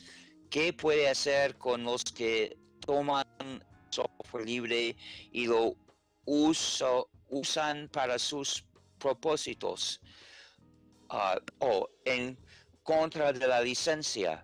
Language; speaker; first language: Spanish; non-native, fluent; English